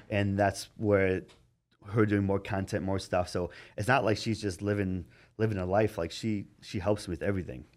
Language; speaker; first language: English; native; English